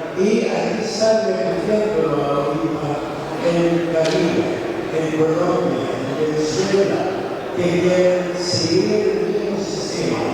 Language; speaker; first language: Spanish; non-native, fluent; Arabic